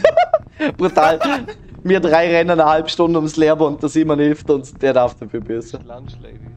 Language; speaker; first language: German; native; German